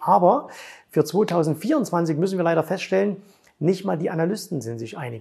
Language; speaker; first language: German; native; German